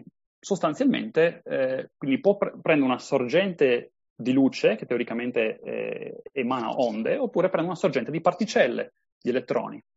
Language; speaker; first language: Italian; native; Italian